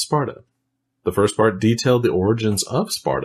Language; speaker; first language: English; native; English